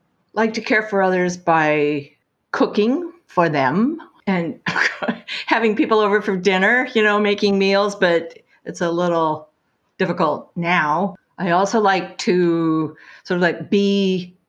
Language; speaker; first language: English; native; English